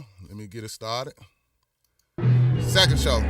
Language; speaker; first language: English; native; English